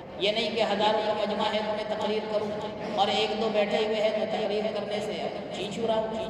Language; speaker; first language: Urdu; non-native, local second language; Gujarati